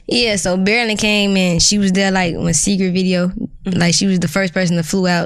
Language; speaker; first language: English; native; English